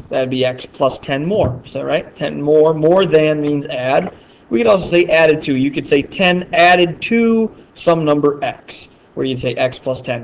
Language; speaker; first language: English; native; English